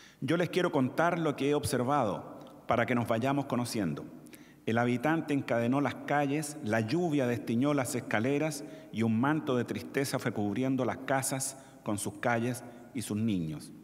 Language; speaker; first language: Spanish; native; Spanish